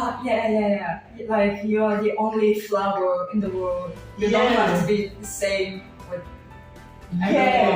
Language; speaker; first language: English; non-native, fluent; Portuguese